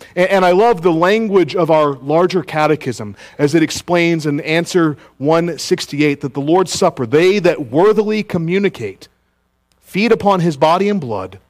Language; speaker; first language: English; native; English